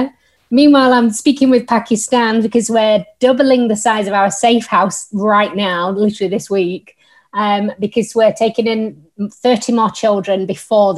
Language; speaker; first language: English; native; English